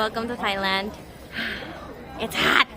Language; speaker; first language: English; non-native, local second language; Filipino